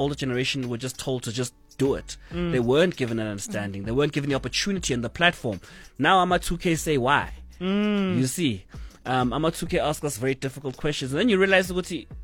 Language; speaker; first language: English; non-native, local second language; Zulu